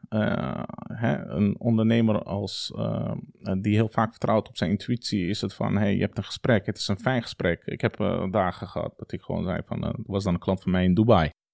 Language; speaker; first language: Dutch; early bilingual, other home language; Turkish